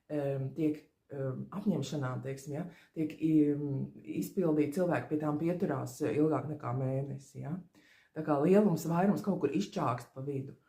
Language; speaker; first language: Latvian; native; Latvian